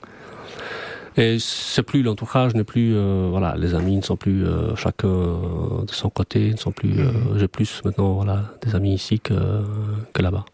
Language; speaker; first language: French; non-native, fluent; Albanian